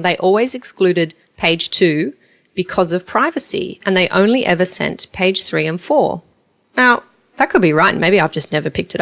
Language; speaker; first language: English; native; English